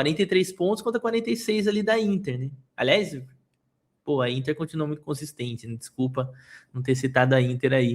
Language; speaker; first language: Portuguese; native; Portuguese